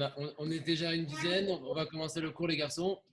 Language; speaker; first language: French; native; French